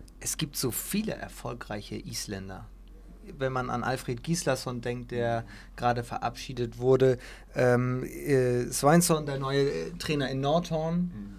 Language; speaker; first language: German; native; German